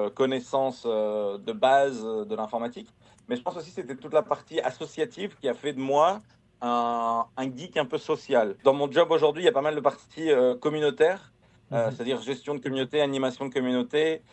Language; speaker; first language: French; native; French